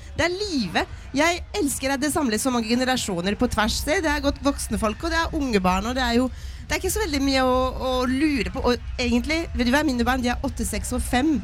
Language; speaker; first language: Norwegian; non-native, fluent; French